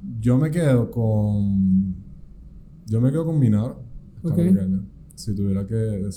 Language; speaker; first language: Spanish; native; Spanish